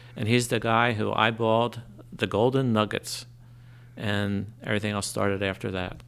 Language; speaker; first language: English; native; English